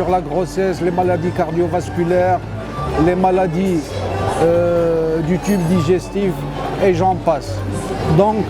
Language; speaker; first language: French; non-native, local second language; Arabic